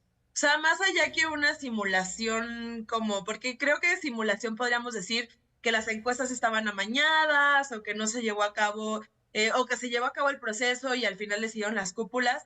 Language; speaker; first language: Spanish; native; Spanish